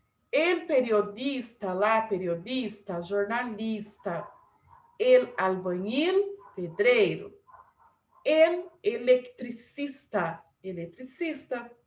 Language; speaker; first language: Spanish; non-native, fluent; Portuguese